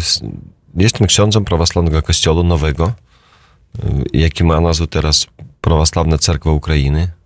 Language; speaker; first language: Polish; non-native, learner; Russian